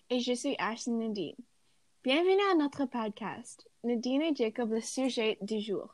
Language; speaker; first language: French; non-native, learner; English